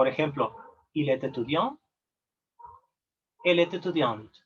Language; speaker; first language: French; non-native, learner; Spanish